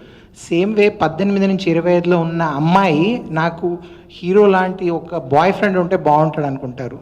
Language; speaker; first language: Telugu; native; Telugu